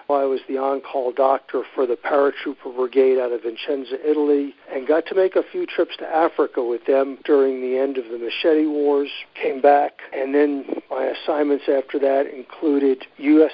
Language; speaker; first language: English; native; English